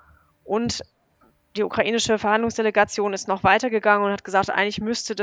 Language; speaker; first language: German; native; German